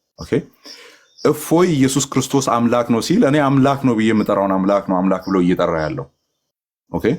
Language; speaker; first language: Amharic; native; Amharic